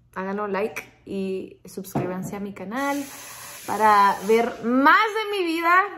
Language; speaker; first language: Spanish; early bilingual, heritage; Spanish